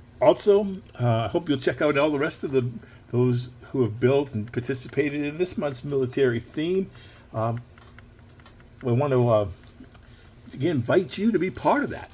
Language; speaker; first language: English; native; English